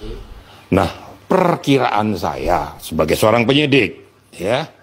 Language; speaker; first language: Indonesian; native; Indonesian